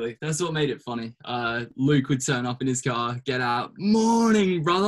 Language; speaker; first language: English; native; English